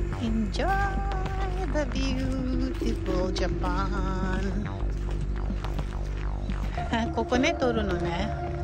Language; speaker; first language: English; non-native, local second language; Filipino